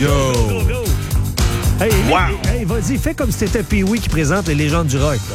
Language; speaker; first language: French; native; French